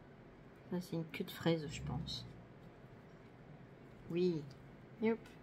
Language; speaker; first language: French; native; French